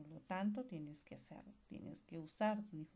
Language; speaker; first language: Spanish; native; Spanish